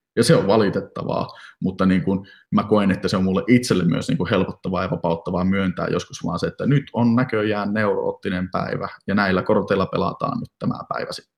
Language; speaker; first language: Finnish; native; Finnish